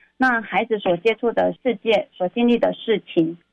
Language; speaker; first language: Chinese; native; Chinese